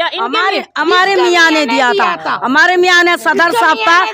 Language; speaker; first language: Urdu; non-native, local second language; Tamil